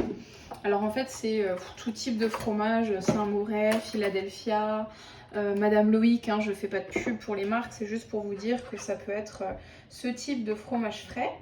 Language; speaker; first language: French; native; French